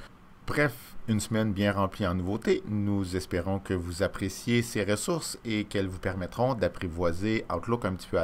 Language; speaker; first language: French; native; French